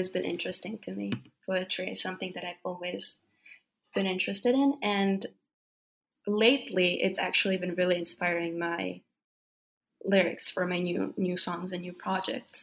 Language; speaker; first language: English; non-native, fluent; Slovak